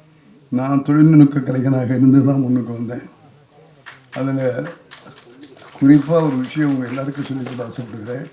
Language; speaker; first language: Tamil; native; Tamil